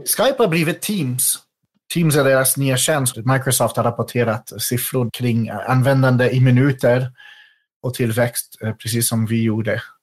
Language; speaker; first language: Swedish; non-native, fluent; French